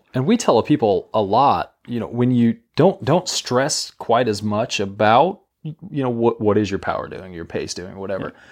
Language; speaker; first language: English; native; English